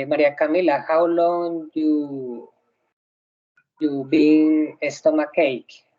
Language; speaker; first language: English; non-native, learner; Spanish